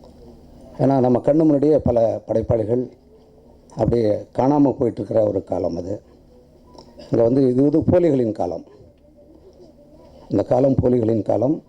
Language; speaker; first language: Tamil; native; Tamil